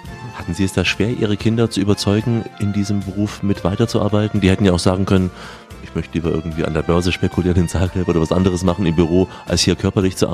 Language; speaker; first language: German; native; German